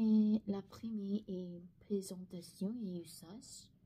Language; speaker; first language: French; non-native, learner; Korean